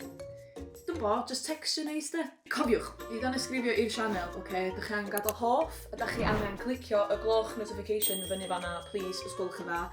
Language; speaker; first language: Welsh; native; Welsh